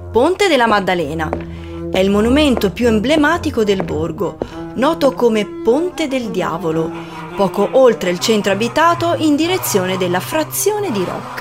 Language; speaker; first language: Italian; native; Italian